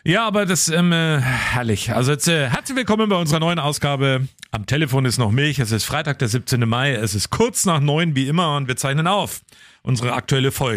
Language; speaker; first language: German; native; German